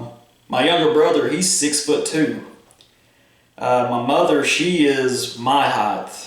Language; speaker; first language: English; native; English